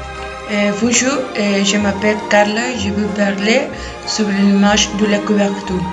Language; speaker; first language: French; non-native, learner; Spanish